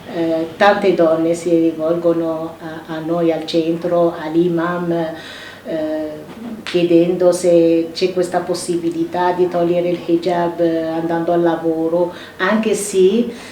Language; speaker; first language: Italian; non-native, fluent; Arabic